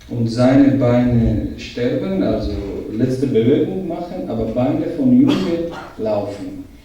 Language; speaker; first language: German; non-native, learner; Georgian